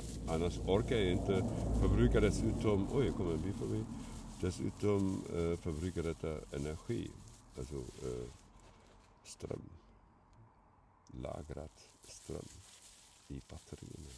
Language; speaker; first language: Swedish; non-native, fluent; German